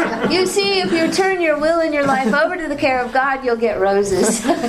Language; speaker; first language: English; native; English